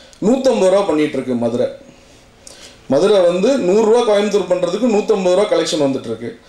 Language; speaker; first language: Tamil; native; Tamil